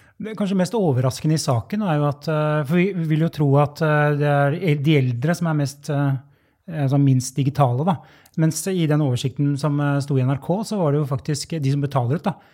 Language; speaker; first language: Norwegian; native; Norwegian